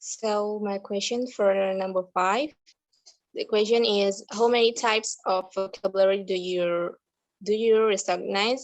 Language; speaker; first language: English; non-native, learner; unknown